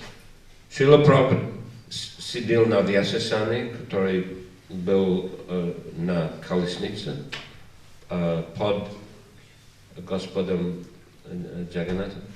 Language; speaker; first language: Russian; non-native, fluent; English